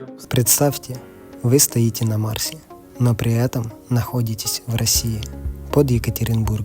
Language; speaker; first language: Russian; native; Russian